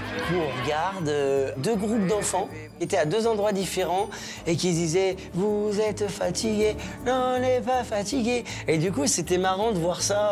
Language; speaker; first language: French; native; French